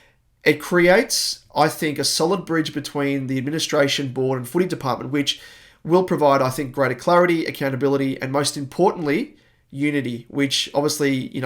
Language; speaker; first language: English; native; English